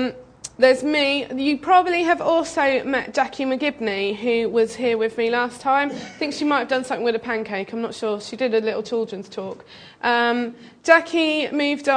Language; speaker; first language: English; native; English